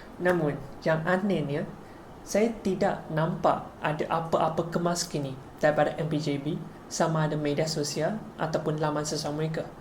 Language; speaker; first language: Malay; non-native, local second language; Chinese